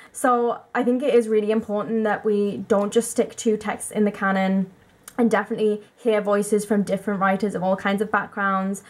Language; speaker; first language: English; native; English